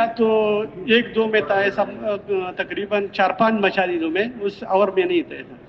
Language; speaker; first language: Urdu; non-native, local second language; Pashto